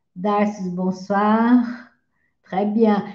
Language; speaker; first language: French; non-native, fluent; Portuguese